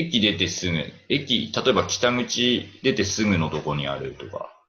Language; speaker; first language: Japanese; native; Japanese